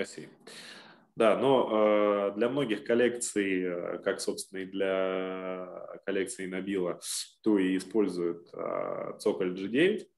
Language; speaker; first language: Russian; native; Russian